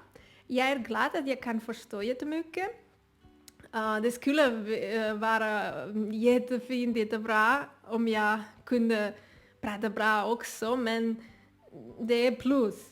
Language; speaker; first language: Swedish; non-native, learner; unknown